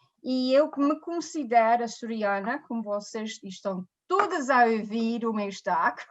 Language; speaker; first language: Portuguese; early bilingual, heritage; Portuguese